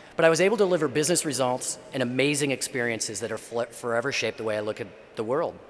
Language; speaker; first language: English; native; English